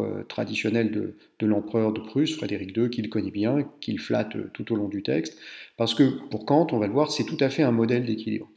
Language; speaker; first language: French; native; French